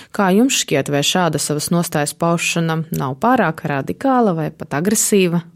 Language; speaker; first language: Latvian; native; Latvian